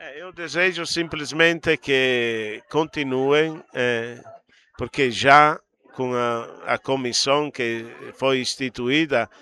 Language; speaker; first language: Portuguese; non-native, fluent; Italian